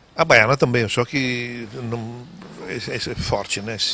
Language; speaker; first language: Portuguese; non-native, fluent; Italian